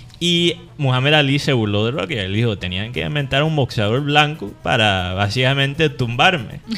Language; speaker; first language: Spanish; non-native, fluent; English